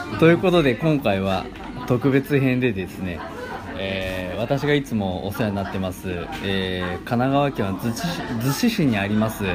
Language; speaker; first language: Japanese; native; Japanese